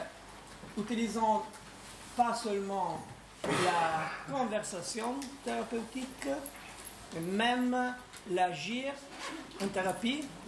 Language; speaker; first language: French; non-native, fluent; Italian